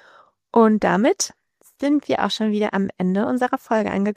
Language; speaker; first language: German; native; German